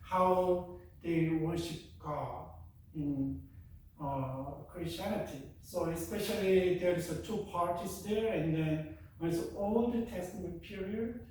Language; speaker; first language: English; non-native, fluent; Korean